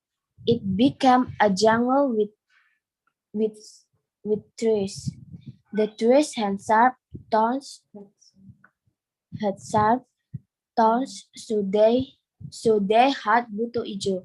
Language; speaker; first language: English; non-native, learner; Indonesian